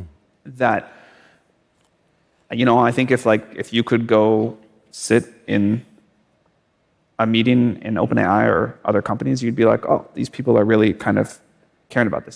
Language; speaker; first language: English; native; English